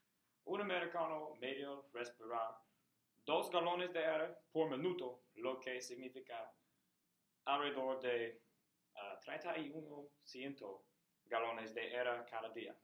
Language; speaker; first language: Spanish; non-native, learner; English